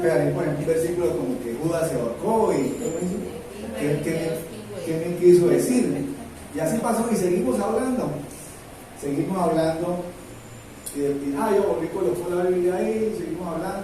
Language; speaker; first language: Spanish; native; Spanish